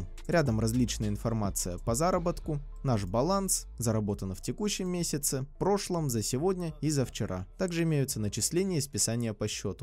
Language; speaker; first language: Russian; native; Russian